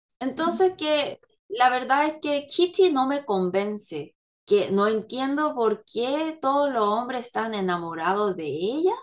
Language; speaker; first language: Spanish; non-native, fluent; Korean